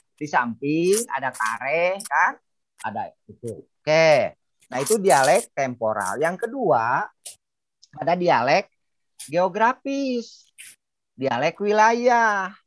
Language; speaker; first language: Indonesian; non-native, local second language; Sundanese